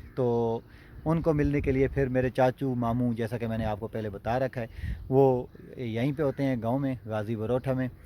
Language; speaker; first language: Urdu; non-native, local second language; Punjabi